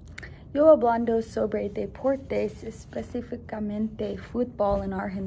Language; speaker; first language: Spanish; non-native, learner; English